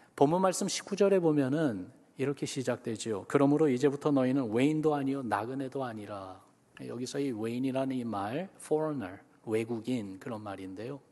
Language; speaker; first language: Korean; early bilingual, other home language; English